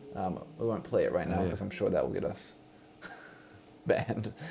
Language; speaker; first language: English; native; English